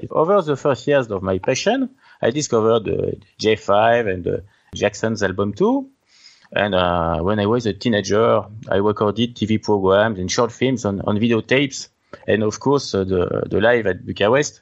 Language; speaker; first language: English; non-native, learner; French